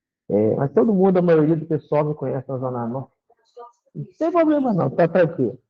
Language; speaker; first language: Portuguese; native; Portuguese